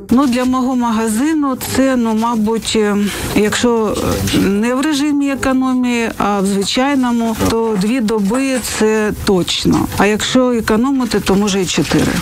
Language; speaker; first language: Ukrainian; non-native, local second language; Russian